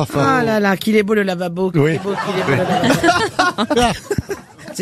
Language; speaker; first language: French; native; French